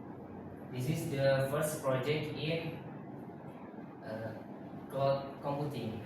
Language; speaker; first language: English; non-native, learner; Indonesian